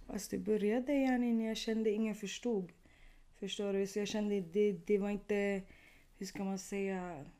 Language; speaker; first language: Swedish; early bilingual, other home language; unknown